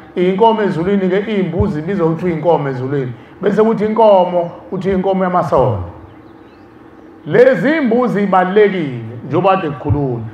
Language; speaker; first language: Zulu; native; Zulu